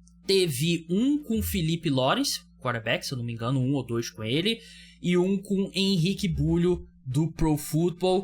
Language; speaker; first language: Portuguese; native; Portuguese